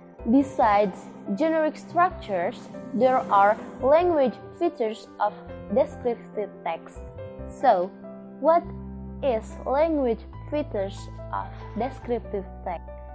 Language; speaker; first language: English; non-native, fluent; Indonesian